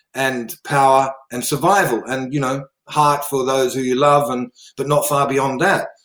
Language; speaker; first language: English; native; English